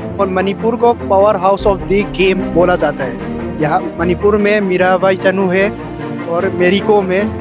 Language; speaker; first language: Hindi; non-native, local second language; Manipuri